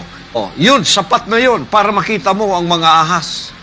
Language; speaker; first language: Filipino; native; Filipino